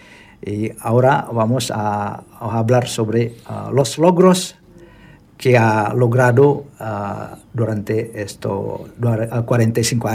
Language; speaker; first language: Spanish; non-native, fluent; Indonesian